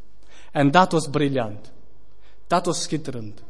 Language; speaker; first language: Dutch; non-native, fluent; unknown